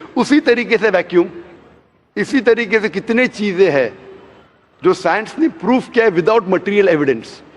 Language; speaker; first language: Hindi; non-native, local second language; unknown